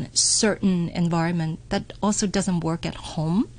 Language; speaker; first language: English; native; English